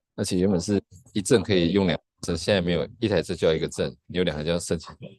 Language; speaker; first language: Chinese; native; Chinese